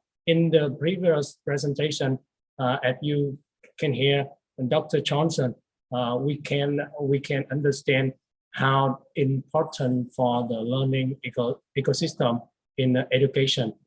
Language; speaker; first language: English; non-native, learner; Vietnamese